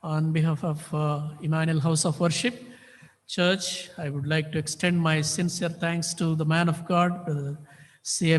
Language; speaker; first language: English; non-native, local second language; Telugu